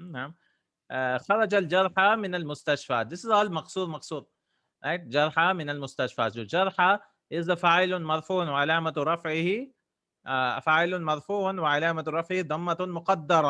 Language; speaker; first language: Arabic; non-native, fluent; English